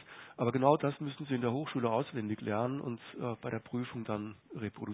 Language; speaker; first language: German; native; German